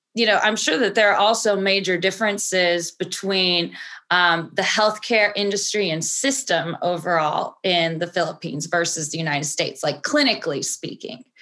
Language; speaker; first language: English; early bilingual, other home language; Portuguese